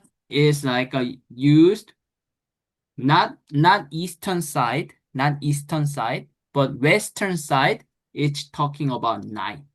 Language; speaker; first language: English; non-native, fluent; Korean